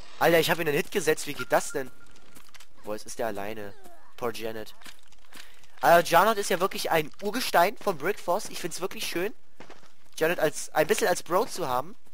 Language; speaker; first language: German; native; German